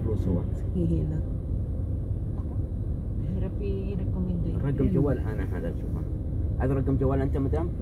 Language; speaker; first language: Arabic; non-native, learner; Filipino